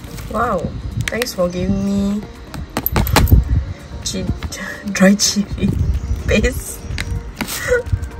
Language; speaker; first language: English; non-native, local second language; Chinese